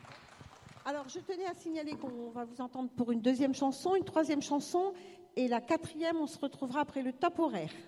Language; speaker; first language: French; native; French